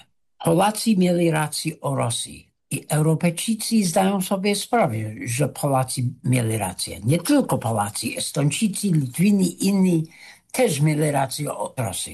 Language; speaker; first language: Polish; non-native, fluent; English